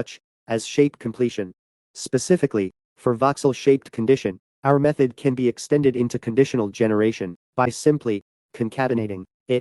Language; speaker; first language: English; non-native, fluent; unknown